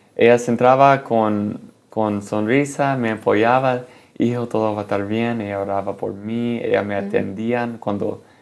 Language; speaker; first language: Spanish; early bilingual, heritage; Spanish